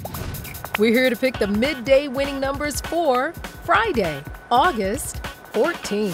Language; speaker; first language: English; native; English